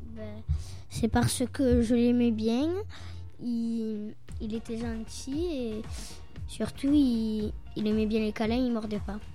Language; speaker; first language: French; native; French